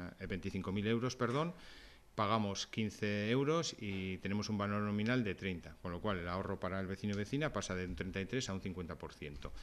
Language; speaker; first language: Spanish; native; Spanish